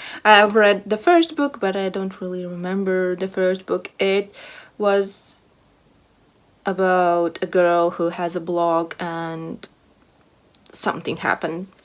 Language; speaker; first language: English; non-native, fluent; Latvian